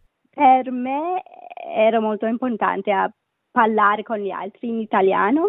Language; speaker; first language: Italian; non-native, learner; Sinhala